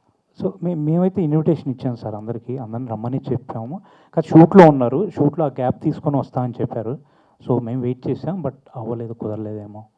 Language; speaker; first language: Telugu; native; Telugu